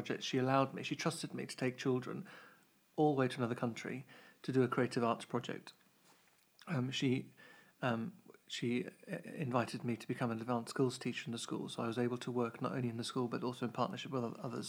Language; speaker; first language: English; native; English